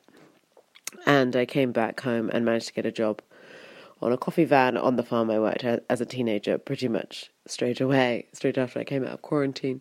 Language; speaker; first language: English; native; English